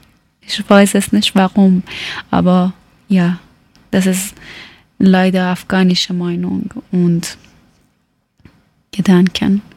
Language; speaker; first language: German; non-native, learner; Persian